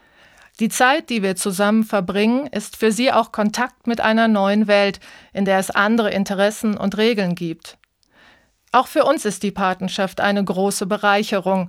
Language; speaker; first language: German; native; German